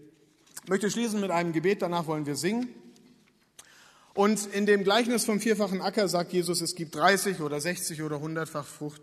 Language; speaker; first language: German; native; German